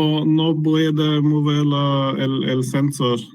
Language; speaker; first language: Spanish; non-native, learner; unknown